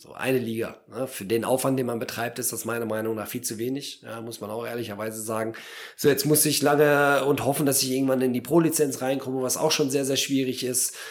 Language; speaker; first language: German; early bilingual, other home language; Polish